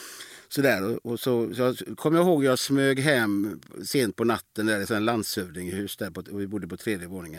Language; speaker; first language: Swedish; native; Swedish